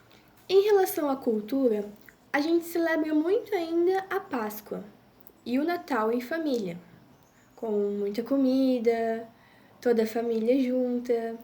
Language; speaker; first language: Portuguese; non-native, local second language; German